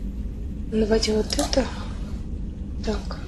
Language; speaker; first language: Russian; native; Russian